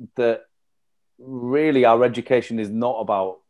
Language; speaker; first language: English; native; English